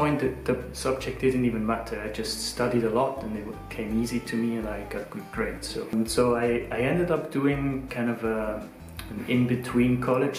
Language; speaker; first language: English; non-native, fluent; Swiss German